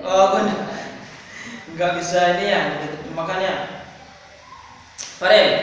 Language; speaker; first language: Indonesian; native; Indonesian